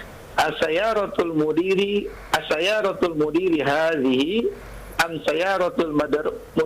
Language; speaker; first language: Arabic; non-native, learner; Indonesian